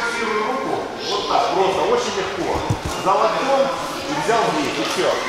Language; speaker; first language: Russian; native; Russian